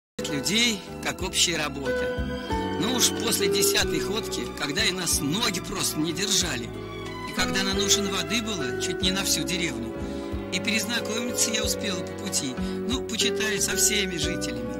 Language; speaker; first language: Russian; native; Russian